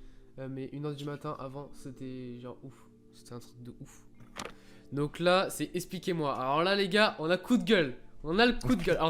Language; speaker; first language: French; native; French